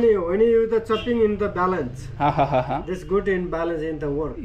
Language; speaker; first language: English; non-native, learner; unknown